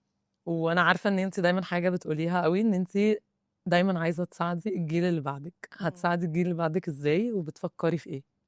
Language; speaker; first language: Arabic; native; Arabic